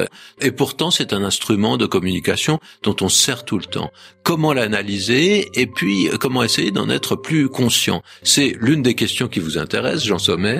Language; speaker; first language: French; native; French